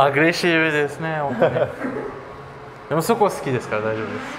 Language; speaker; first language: Japanese; non-native, fluent; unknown